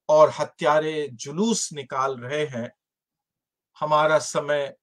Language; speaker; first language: Hindi; native; Hindi